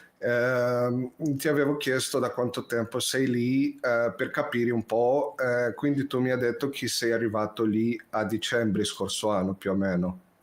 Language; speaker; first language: Italian; non-native, fluent; Portuguese